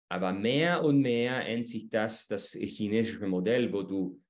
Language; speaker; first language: German; non-native, fluent; Spanish